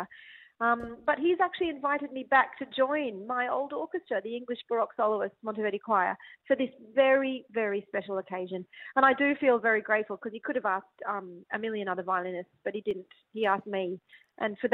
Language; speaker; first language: English; native; English